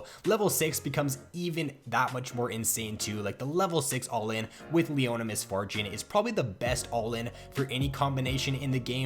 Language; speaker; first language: English; native; English